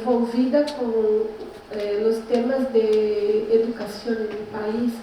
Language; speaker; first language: Spanish; non-native, learner; Portuguese